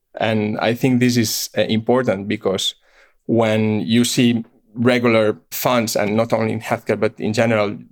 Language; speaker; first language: English; non-native, fluent; Catalan